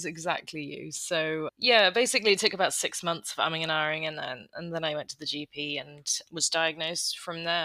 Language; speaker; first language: English; native; English